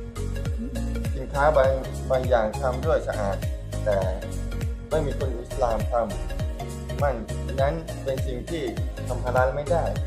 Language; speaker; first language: Thai; non-native, local second language; Malay